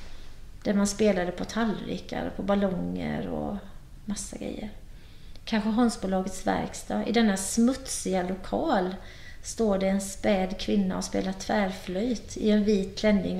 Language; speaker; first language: Swedish; native; Swedish